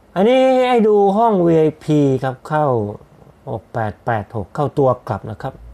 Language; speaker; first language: Thai; native; Thai